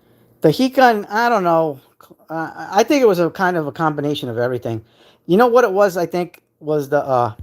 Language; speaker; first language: English; native; English